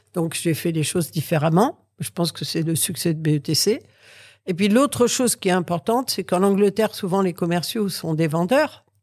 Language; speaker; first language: French; early bilingual, other home language; Catalan